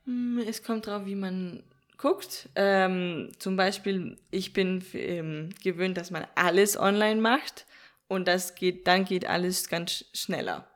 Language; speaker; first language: German; non-native, fluent; Danish